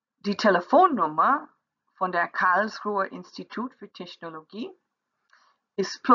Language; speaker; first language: German; non-native, learner; English